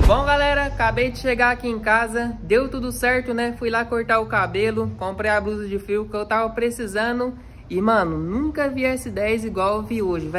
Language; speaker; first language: Portuguese; native; Portuguese